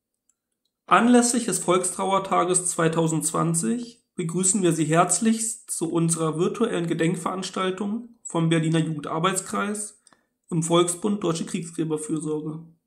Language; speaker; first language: German; native; German